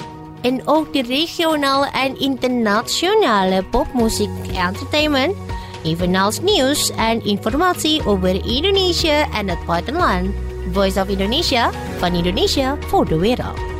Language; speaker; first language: Dutch; non-native, fluent; Indonesian